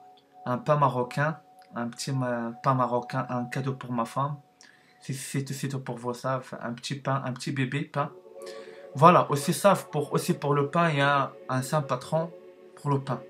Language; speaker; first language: French; non-native, learner; Arabic